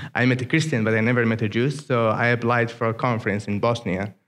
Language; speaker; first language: English; non-native, fluent; Arabic